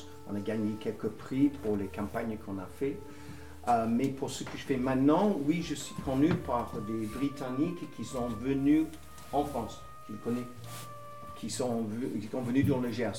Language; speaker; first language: French; non-native, fluent; English